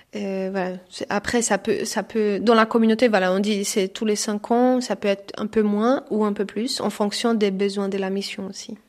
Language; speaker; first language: French; non-native, fluent; Portuguese